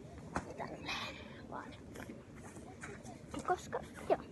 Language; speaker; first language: Finnish; native; Finnish